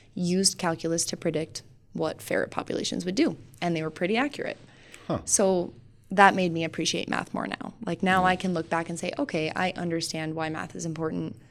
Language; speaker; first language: English; native; English